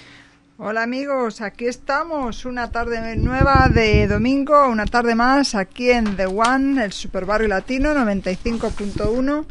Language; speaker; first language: Spanish; native; Spanish